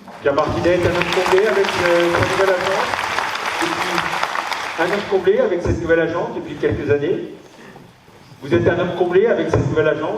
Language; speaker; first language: French; native; French